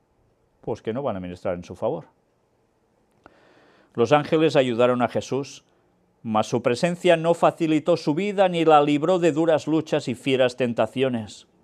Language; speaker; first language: Spanish; native; Spanish